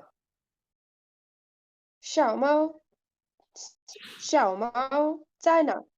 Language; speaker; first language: Chinese; non-native, learner; Urdu